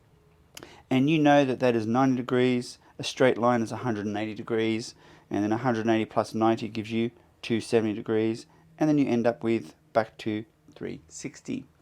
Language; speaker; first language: English; native; English